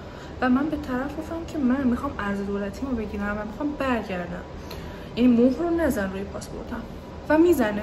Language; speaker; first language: Persian; native; Persian